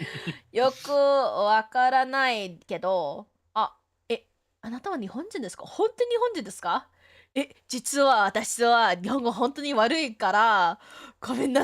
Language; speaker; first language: Japanese; non-native, learner; English